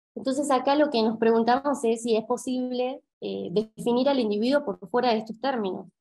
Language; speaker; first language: Spanish; native; Spanish